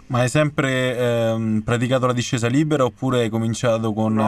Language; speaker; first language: Italian; native; Italian